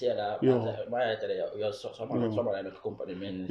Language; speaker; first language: Finnish; non-native, learner; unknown